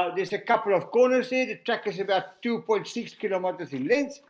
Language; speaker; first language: English; non-native, local second language; Afrikaans